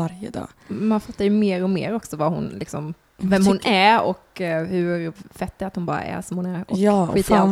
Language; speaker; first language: Swedish; native; Swedish